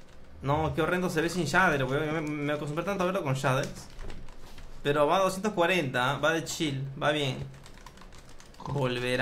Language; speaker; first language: Spanish; native; Spanish